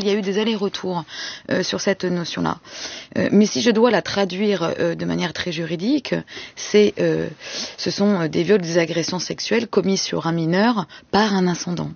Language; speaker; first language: French; native; French